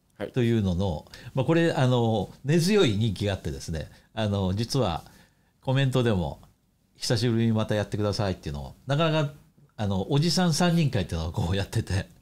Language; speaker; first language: Japanese; native; Japanese